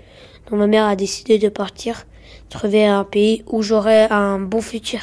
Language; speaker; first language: French; early bilingual, other home language; Ukrainian